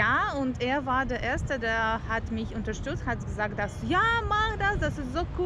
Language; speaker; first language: German; non-native, learner; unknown